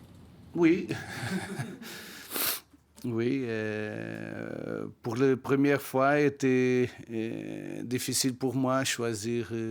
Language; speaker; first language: French; non-native, learner; Portuguese